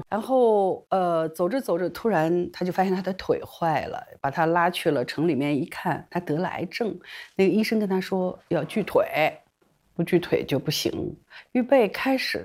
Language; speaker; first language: Chinese; native; Chinese